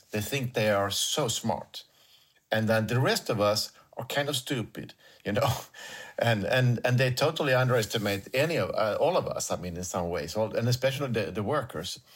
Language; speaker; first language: English; non-native, fluent; Swedish